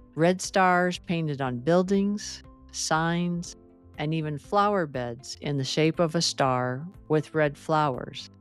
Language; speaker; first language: English; native; English